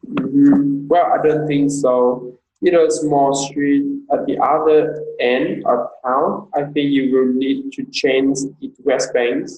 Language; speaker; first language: English; non-native, fluent; Vietnamese